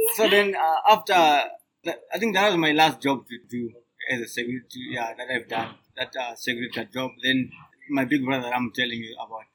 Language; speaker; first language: English; non-native, local second language; Shona